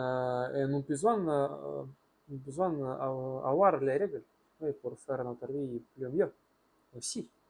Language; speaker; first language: French; non-native, learner; Russian